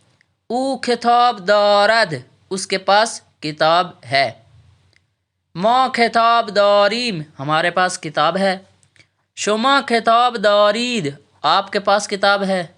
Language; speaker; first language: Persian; non-native, fluent; Urdu